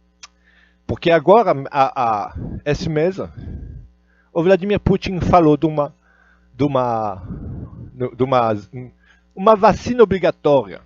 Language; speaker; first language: Portuguese; non-native, fluent; Russian